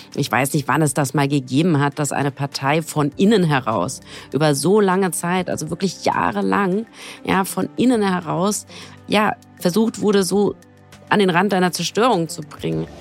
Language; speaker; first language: German; native; German